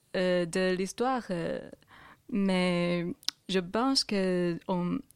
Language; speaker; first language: French; non-native, fluent; Chinese